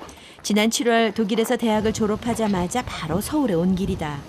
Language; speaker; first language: Korean; native; Korean